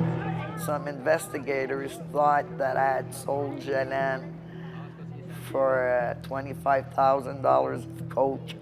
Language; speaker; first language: English; non-native, local second language; French